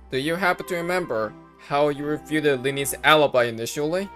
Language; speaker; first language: English; native; English